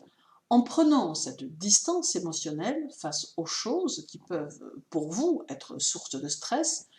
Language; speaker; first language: French; native; French